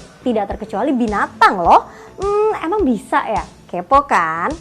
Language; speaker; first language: Indonesian; native; Indonesian